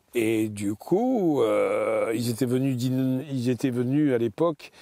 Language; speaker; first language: French; native; French